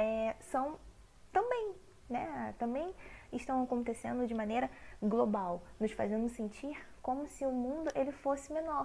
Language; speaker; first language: Portuguese; native; Portuguese